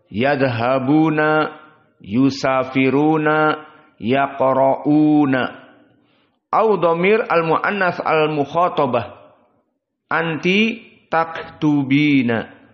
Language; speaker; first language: Arabic; non-native, fluent; Indonesian